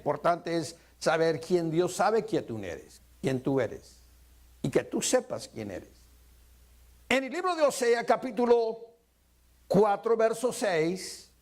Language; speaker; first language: Spanish; early bilingual, heritage; Spanish